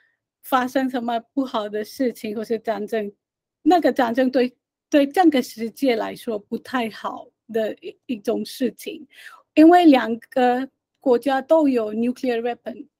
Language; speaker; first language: Chinese; non-native, fluent; Hindi